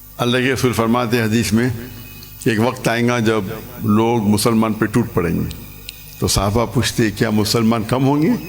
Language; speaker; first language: Urdu; non-native, local second language; English